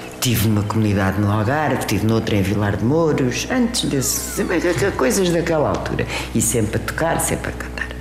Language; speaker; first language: Portuguese; early bilingual, other home language; French